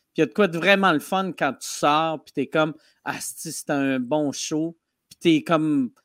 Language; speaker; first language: French; native; French